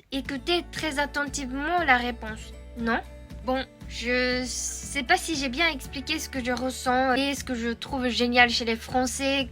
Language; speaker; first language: French; non-native, fluent; Japanese